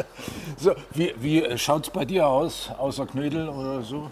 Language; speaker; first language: German; native; German